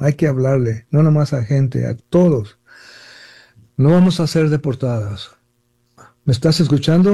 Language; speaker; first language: Spanish; early bilingual, heritage; Spanish